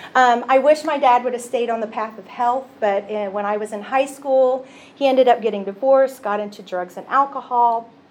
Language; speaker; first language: English; native; English